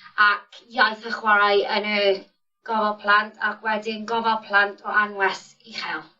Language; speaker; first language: Welsh; non-native, local second language; English